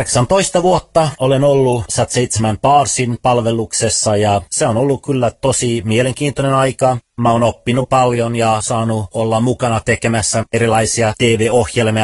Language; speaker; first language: Finnish; early bilingual, other home language; Persian